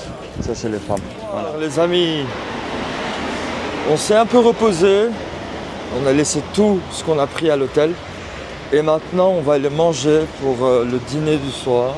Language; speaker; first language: French; early bilingual, heritage; Turkish